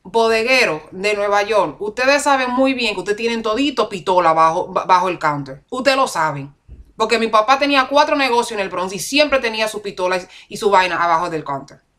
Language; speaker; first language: Spanish; early bilingual, heritage; Spanish